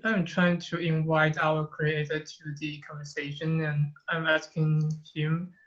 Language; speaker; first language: English; non-native, fluent; Chinese